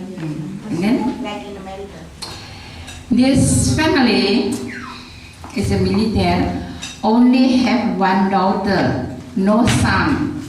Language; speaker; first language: English; non-native, learner; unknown